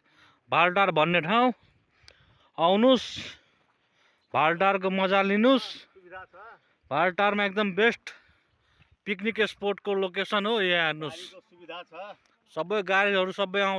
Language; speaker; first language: Nepali; non-native, local second language; Maithili